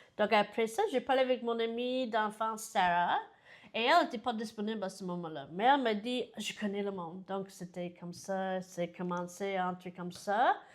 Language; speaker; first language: French; non-native, fluent; English